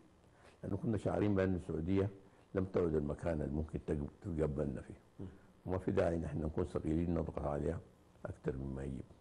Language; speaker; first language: Arabic; native; Arabic